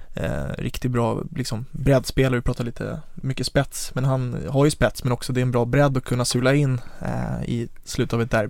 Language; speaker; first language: Swedish; native; Swedish